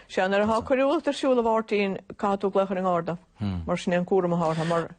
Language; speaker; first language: Irish; native; Irish